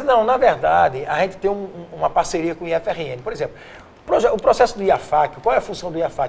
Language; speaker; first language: Portuguese; native; Portuguese